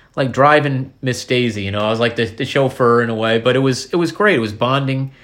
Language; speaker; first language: English; native; English